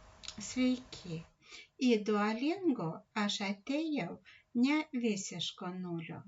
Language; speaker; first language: Lithuanian; non-native, learner; Russian